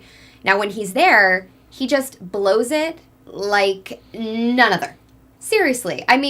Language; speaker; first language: English; native; English